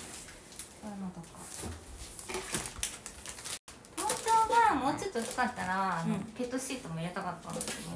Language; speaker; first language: Japanese; native; Japanese